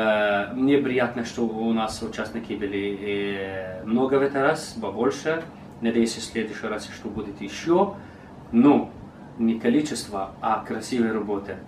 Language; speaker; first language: Russian; non-native, learner; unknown